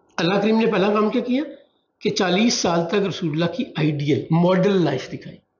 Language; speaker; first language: Urdu; non-native, local second language; Punjabi